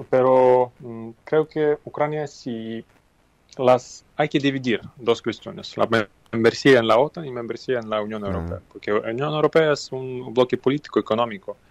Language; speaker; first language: Spanish; non-native, fluent; Ukrainian